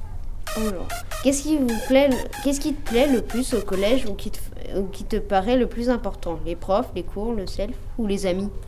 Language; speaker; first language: French; native; French